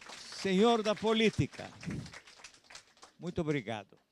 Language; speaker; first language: Portuguese; non-native, fluent; Italian